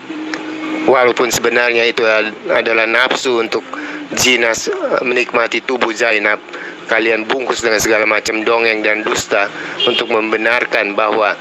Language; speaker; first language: Indonesian; native; Indonesian